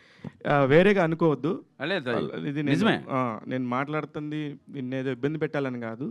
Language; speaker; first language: Telugu; native; Telugu